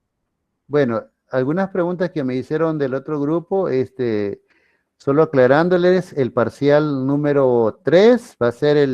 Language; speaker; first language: Spanish; native; Spanish